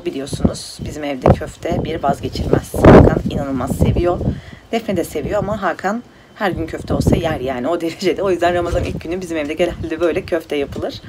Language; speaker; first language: Turkish; native; Turkish